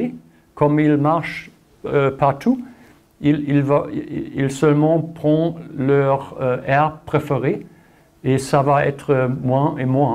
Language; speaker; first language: French; non-native, learner; German